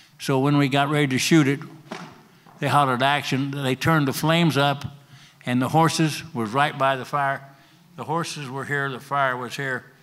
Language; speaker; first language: English; native; English